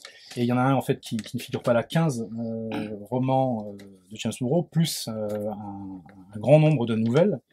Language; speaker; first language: French; native; French